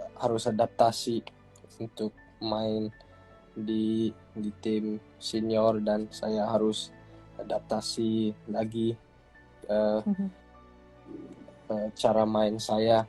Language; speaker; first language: Indonesian; early bilingual, heritage; English